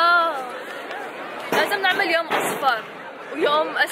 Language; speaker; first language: Arabic; native; Arabic